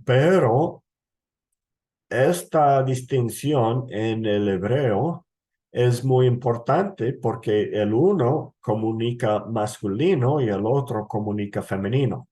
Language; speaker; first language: Spanish; non-native, fluent; English